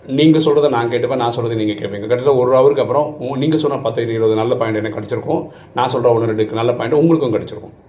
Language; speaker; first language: Tamil; non-native, local second language; Malayalam